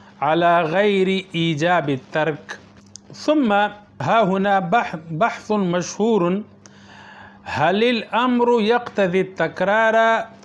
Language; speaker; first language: Arabic; non-native, fluent; Urdu